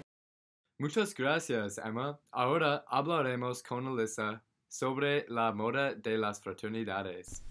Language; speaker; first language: Spanish; non-native, learner; English